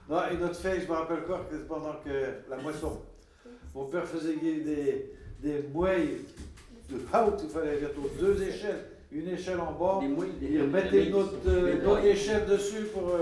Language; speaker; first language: French; native; French